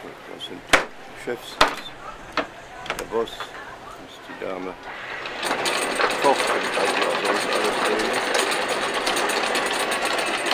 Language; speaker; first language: German; native; German